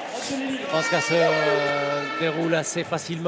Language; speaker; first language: French; native; French